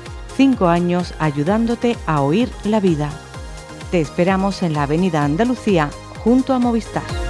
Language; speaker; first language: Spanish; native; Spanish